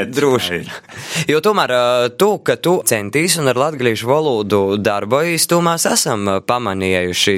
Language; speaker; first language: Latvian; native; Latvian